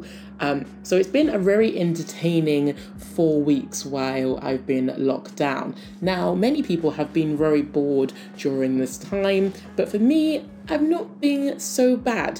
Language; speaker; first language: English; native; English